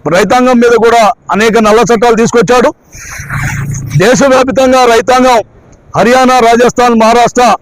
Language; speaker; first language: Telugu; native; Telugu